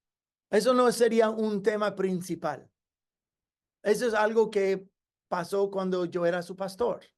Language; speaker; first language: Spanish; non-native, fluent; English